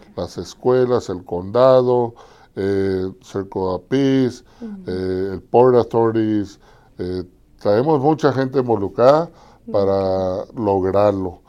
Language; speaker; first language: Spanish; native; Spanish